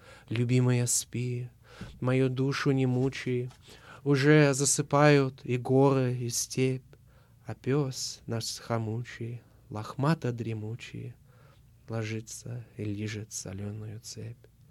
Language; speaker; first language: Russian; early bilingual, heritage; Russian